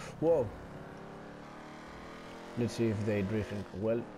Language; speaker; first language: English; non-native, learner; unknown